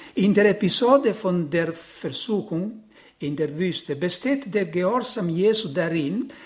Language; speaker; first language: German; non-native, fluent; Italian